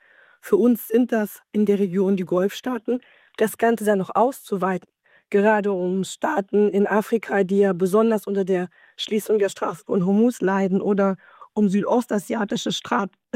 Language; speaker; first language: German; native; German